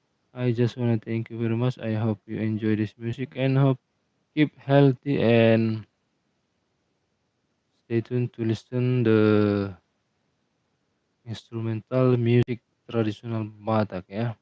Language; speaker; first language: English; non-native, learner; Indonesian